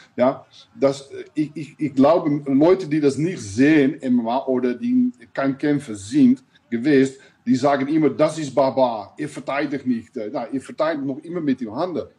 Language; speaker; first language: German; non-native, learner; Dutch